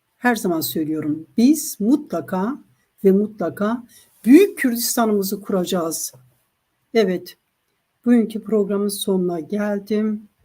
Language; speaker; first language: Turkish; non-native, local second language; Kurdish